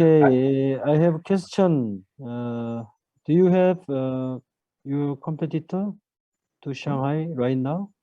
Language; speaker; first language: English; non-native, learner; Korean